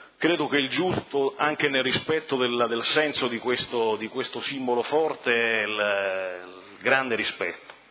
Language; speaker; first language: Italian; native; Italian